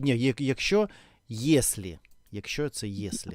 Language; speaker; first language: Ukrainian; non-native, learner; Russian